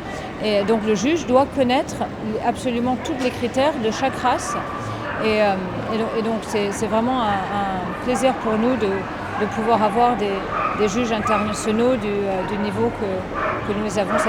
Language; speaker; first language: French; native; French